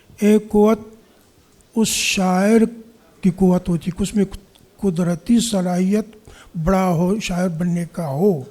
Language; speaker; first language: Urdu; non-native, local second language; Pashto